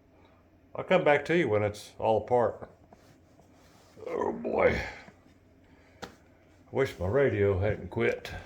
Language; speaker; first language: English; native; English